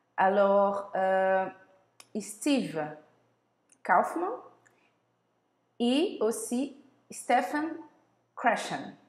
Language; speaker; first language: French; non-native, learner; Portuguese